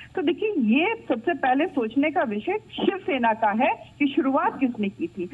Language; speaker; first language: Hindi; native; Hindi